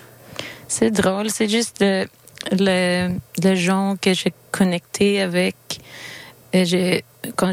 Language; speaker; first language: French; non-native, learner; Swedish